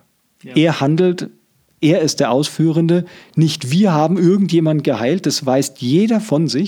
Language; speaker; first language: German; native; German